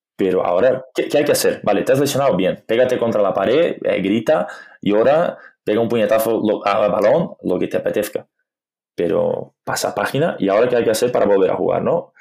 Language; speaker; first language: Spanish; non-native, fluent; Portuguese